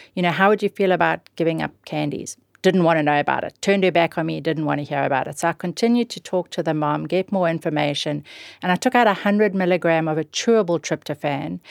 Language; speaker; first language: English; native; English